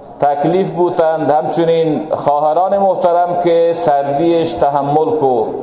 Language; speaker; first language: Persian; non-native, local second language; Baluchi